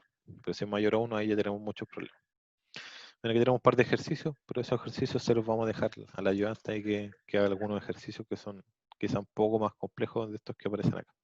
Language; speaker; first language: Spanish; native; Spanish